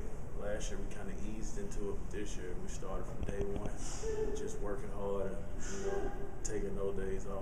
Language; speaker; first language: English; native; English